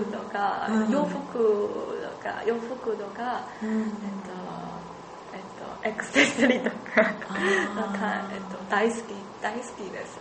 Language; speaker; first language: Japanese; non-native, learner; Chinese